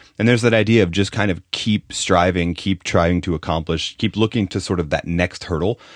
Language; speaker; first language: English; native; English